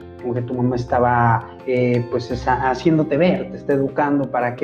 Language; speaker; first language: Spanish; native; Spanish